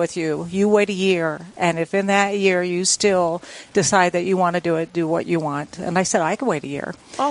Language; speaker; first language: English; native; English